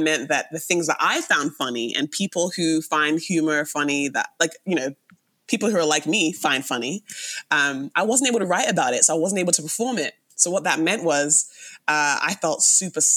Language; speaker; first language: English; native; English